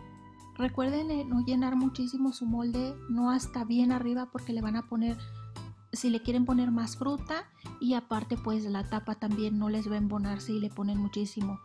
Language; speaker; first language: Spanish; native; Spanish